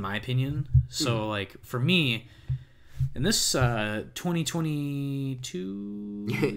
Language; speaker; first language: English; native; English